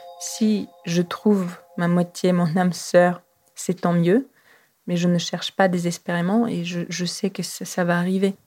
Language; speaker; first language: French; non-native, fluent; Russian